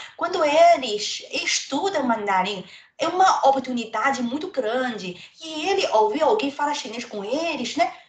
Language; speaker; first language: Portuguese; non-native, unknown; Chinese